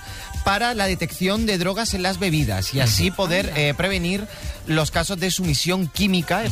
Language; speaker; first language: Spanish; native; Spanish